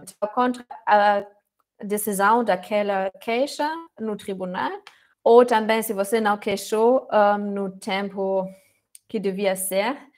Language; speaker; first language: Portuguese; non-native, fluent; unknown